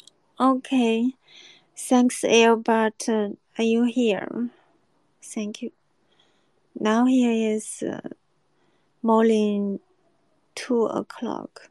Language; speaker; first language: English; non-native, learner; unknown